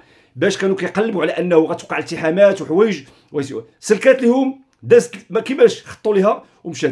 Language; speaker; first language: Arabic; native; Arabic